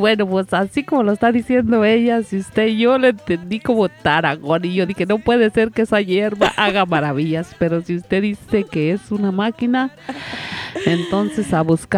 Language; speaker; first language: Spanish; native; Spanish